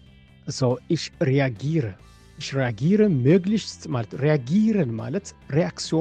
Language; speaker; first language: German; non-native, fluent; Amharic